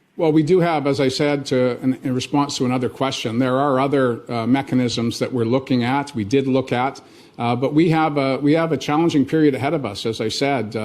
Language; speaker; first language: English; native; English